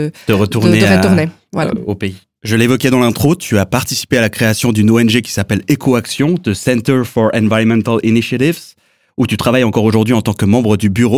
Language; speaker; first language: French; native; French